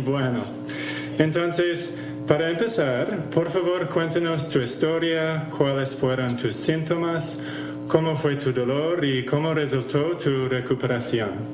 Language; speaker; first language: Spanish; non-native, fluent; English